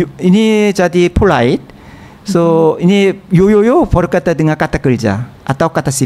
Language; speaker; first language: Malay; non-native, learner; Korean